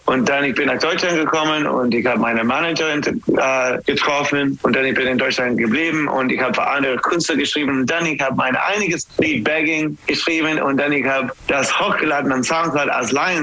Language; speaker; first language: German; non-native, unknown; English